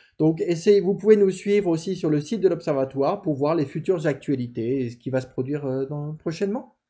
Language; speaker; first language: French; native; French